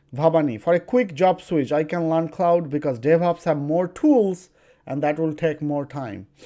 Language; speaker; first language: English; non-native, local second language; Bangla